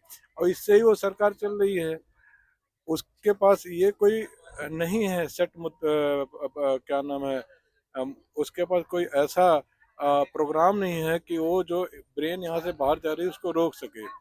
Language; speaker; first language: Hindi; native; Hindi